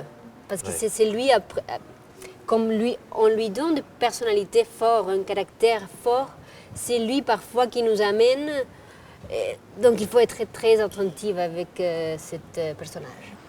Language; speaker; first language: French; non-native, fluent; Spanish